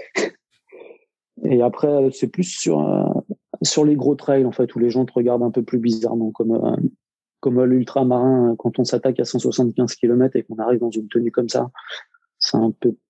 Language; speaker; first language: French; native; French